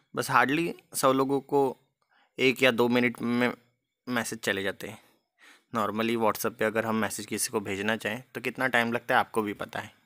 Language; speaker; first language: Hindi; non-native, local second language; Marathi